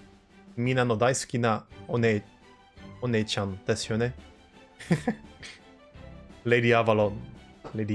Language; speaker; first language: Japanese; non-native, learner; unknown